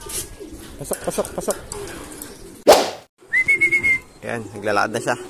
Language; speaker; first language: Filipino; native; Filipino